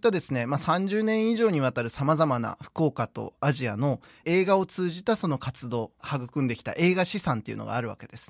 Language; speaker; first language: Japanese; native; Japanese